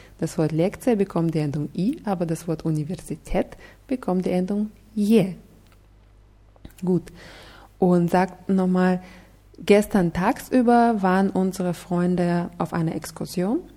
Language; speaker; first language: German; non-native, fluent; Russian